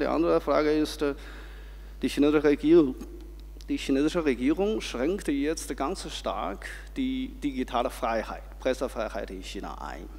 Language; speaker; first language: German; non-native, fluent; Chinese